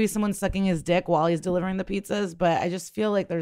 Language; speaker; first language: English; early bilingual, other home language; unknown